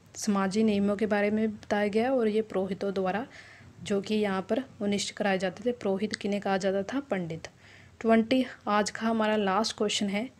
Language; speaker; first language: Hindi; non-native, local second language; Punjabi